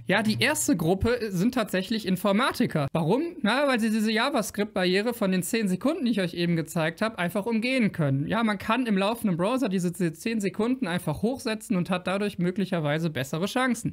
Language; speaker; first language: German; native; German